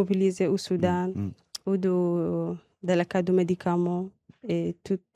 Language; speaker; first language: French; non-native, learner; Arabic